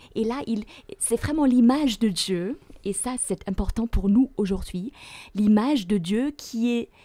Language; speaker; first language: French; non-native, fluent; German